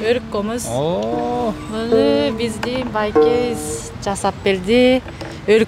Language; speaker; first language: Kyrgyz; non-native, fluent; Japanese